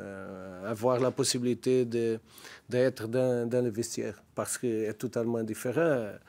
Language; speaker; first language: French; non-native, learner; Portuguese